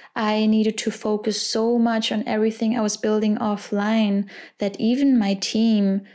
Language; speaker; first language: English; non-native, fluent; German